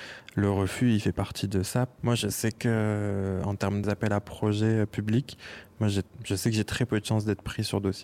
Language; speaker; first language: French; native; French